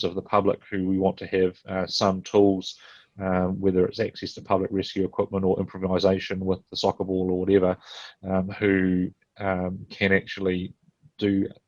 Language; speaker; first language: English; native; English